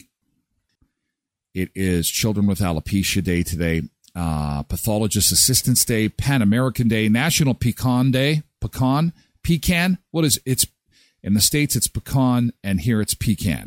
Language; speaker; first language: English; native; English